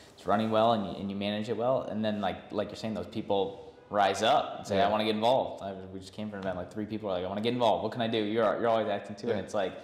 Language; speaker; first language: English; native; English